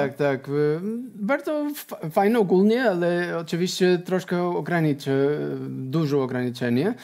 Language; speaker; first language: Polish; non-native, learner; Portuguese